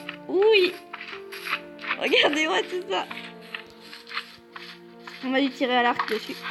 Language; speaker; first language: French; native; French